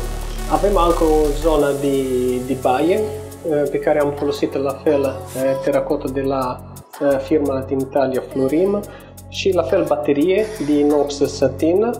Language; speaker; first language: Romanian; non-native, fluent; Italian